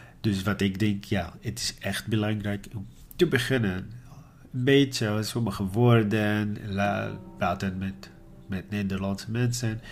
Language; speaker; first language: Dutch; non-native, learner; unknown